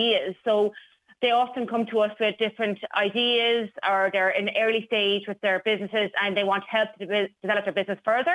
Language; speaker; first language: English; native; English